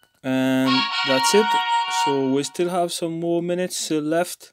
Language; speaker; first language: English; non-native, fluent; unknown